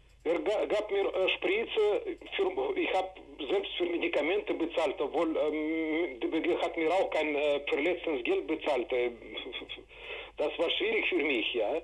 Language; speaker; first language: German; non-native, fluent; Russian